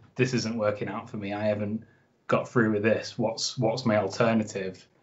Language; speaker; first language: English; native; English